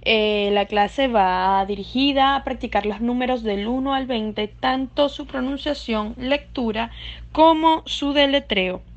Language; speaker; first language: Spanish; native; Spanish